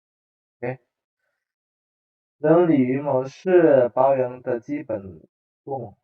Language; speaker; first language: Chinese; non-native, fluent; Indonesian